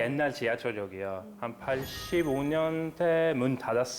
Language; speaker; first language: Korean; non-native, fluent; Norwegian